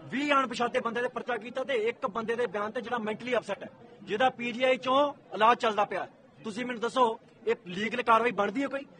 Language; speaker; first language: Punjabi; native; Punjabi